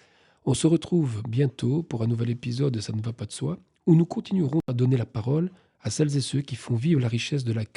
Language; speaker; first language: French; native; French